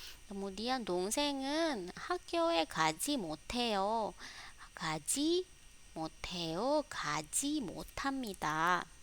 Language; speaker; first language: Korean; non-native, fluent; Indonesian